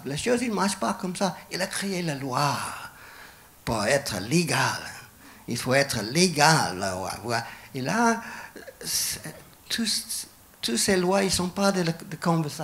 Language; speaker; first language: French; non-native, fluent; English